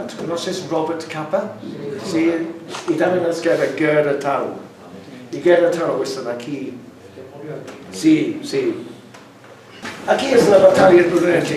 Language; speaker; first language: Spanish; non-native, learner; English